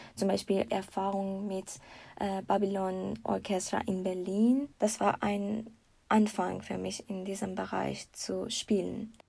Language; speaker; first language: German; non-native, learner; Persian